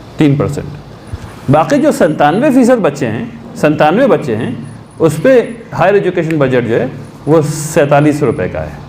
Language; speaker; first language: Urdu; native; Urdu